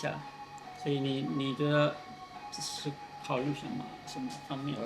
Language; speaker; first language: Chinese; non-native, learner; Spanish